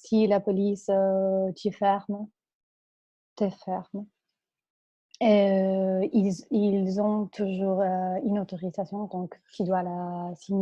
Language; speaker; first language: French; non-native, fluent; Spanish